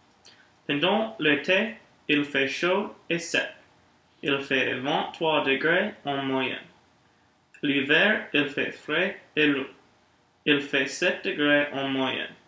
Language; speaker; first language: French; non-native, learner; English